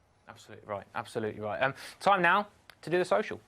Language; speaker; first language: English; native; English